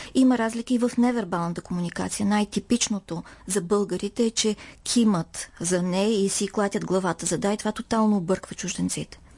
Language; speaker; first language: Bulgarian; native; Bulgarian